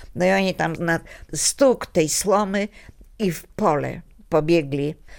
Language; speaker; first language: Polish; native; Polish